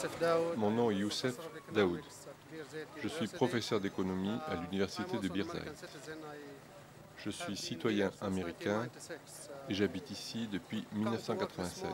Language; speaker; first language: French; native; French